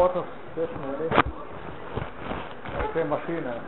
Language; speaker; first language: Polish; non-native, learner; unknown